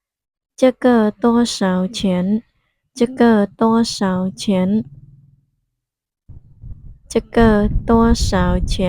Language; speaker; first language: Chinese; non-native, fluent; Khmer